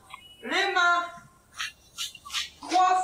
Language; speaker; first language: French; native; French